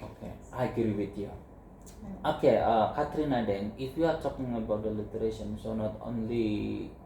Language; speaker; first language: English; non-native, learner; Indonesian